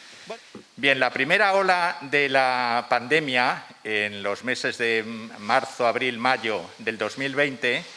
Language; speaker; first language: Spanish; native; Spanish